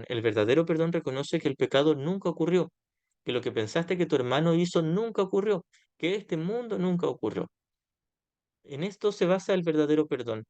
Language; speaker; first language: Spanish; native; Spanish